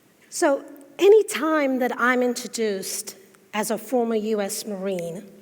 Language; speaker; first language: English; native; English